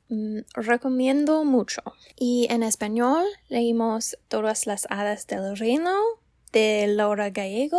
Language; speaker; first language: Spanish; non-native, learner; English